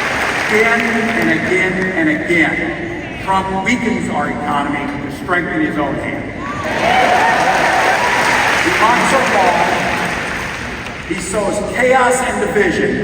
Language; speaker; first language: English; native; English